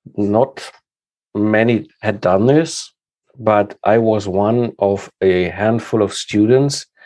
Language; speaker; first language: English; non-native, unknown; German